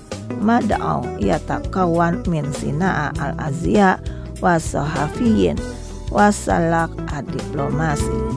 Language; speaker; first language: Arabic; non-native, fluent; Indonesian